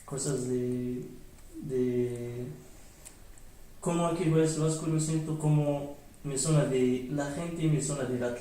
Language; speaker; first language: Spanish; non-native, learner; Arabic